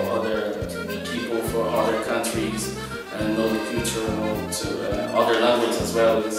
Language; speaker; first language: English; non-native, learner; Portuguese